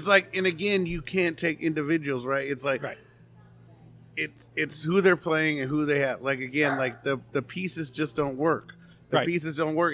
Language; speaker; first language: English; native; English